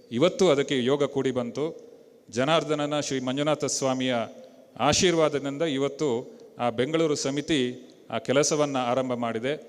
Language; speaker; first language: Kannada; non-native, local second language; Tulu